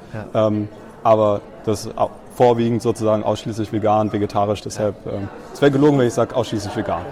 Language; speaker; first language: German; native; German